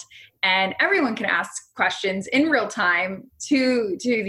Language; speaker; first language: English; native; English